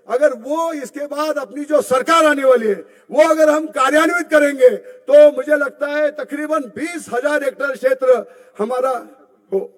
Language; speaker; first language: Hindi; non-native, local second language; Marathi